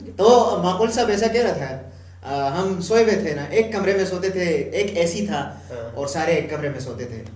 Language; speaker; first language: Urdu; non-native, local second language; Pashto